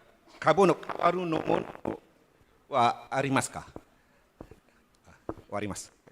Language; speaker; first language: Japanese; non-native, learner; Malay